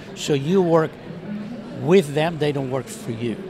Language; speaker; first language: English; non-native, fluent; Spanish